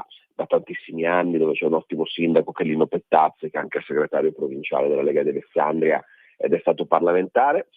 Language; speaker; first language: Italian; native; Italian